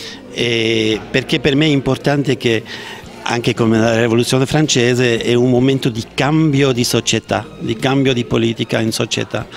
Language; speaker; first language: Italian; non-native, fluent; German